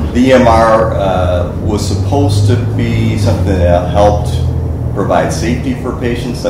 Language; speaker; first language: English; native; English